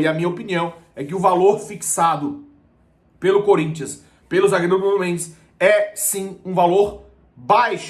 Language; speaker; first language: Portuguese; native; Portuguese